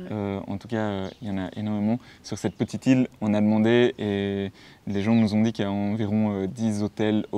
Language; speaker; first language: French; native; French